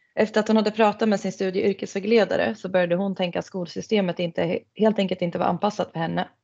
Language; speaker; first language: Swedish; native; Swedish